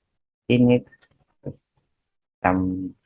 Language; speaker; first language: English; non-native, learner; Vietnamese